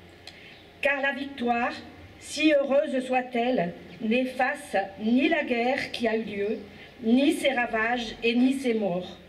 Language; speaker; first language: French; native; French